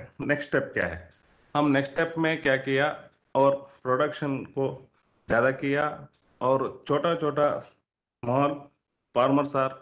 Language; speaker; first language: Hindi; non-native, local second language; Kannada